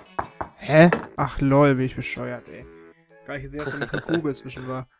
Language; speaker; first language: German; native; German